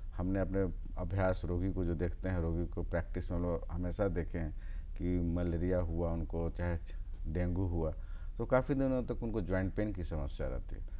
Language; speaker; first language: Hindi; native; Hindi